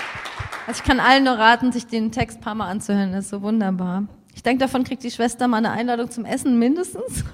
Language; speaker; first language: German; native; German